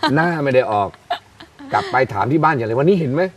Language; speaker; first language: Thai; native; Thai